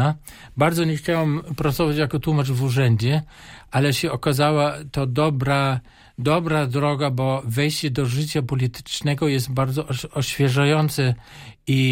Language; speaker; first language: Polish; non-native, fluent; German